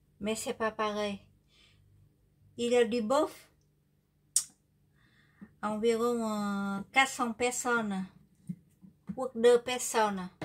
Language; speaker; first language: French; non-native, learner; Vietnamese